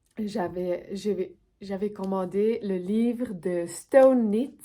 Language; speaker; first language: French; non-native, local second language; Swiss German